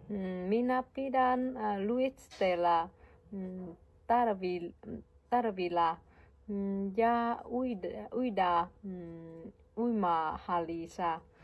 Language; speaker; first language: Finnish; non-native, learner; Vietnamese